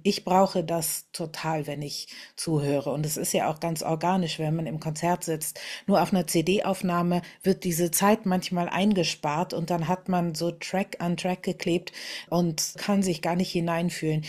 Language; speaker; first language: German; native; German